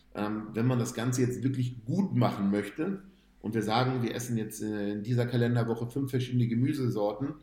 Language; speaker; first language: German; native; German